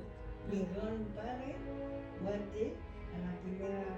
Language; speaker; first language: Spanish; non-native, learner; French